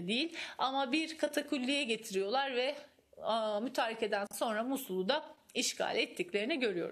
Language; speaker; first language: Turkish; native; Turkish